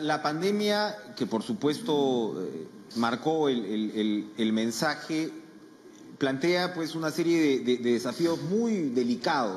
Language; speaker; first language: Spanish; native; Spanish